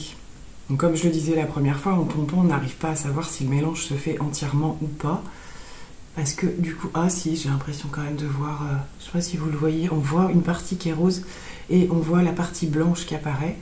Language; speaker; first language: French; native; French